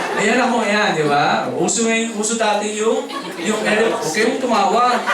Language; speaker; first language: Filipino; native; Filipino